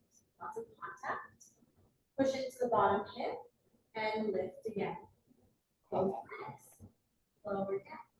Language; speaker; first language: English; native; English